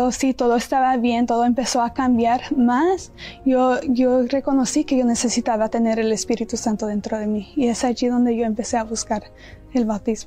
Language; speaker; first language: Spanish; early bilingual, heritage; Spanish